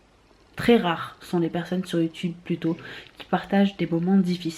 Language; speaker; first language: French; native; French